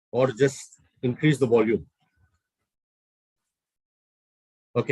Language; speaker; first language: English; non-native, fluent; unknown